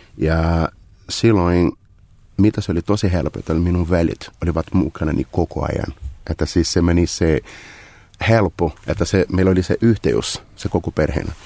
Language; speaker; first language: Finnish; non-native, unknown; Portuguese